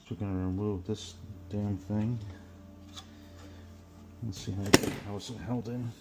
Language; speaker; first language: English; native; English